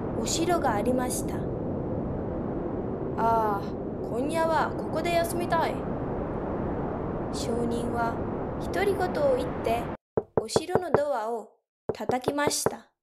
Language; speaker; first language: Japanese; non-native, fluent; English